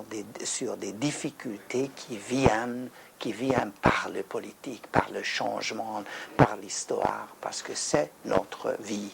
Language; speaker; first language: French; non-native, learner; Hungarian